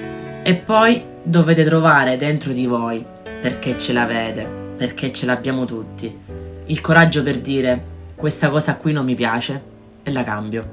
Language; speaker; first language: Italian; native; Italian